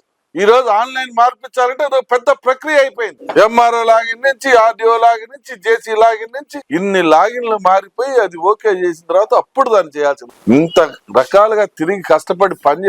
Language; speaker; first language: Telugu; native; Telugu